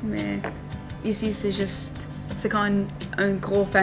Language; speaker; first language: French; non-native, learner; English